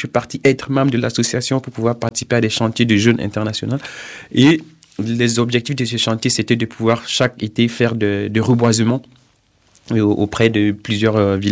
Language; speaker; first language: French; non-native, local second language; Mossi